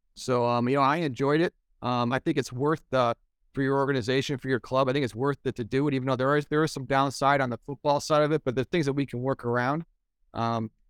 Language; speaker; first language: English; native; English